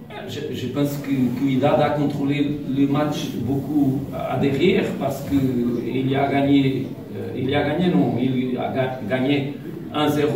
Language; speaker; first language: French; non-native, learner; Portuguese